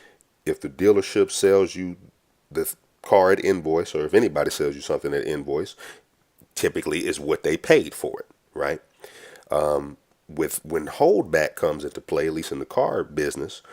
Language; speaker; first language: English; native; English